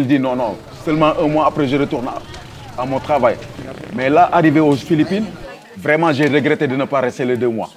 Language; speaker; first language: French; non-native, local second language; Wolof